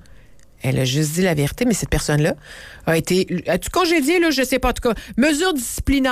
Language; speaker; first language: French; native; French